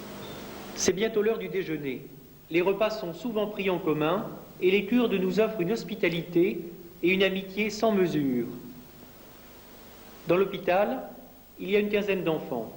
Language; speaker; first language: French; native; French